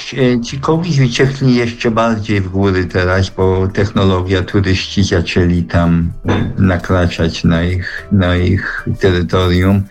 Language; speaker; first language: Polish; early bilingual, heritage; Polish